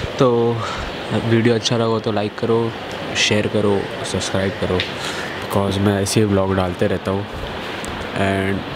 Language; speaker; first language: Hindi; native; Hindi